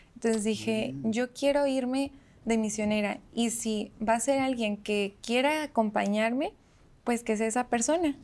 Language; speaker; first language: Spanish; native; Spanish